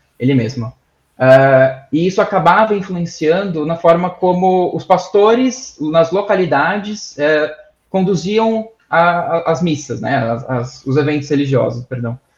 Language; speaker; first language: Portuguese; native; Portuguese